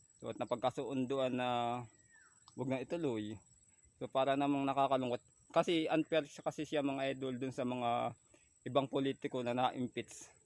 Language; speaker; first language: Filipino; native; Filipino